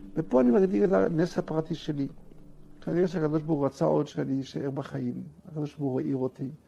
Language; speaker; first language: Hebrew; native; Hebrew